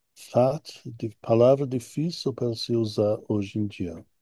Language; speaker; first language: Portuguese; non-native, fluent; English